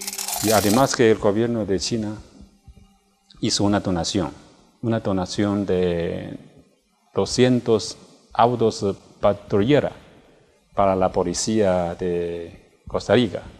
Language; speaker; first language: Spanish; non-native, fluent; Chinese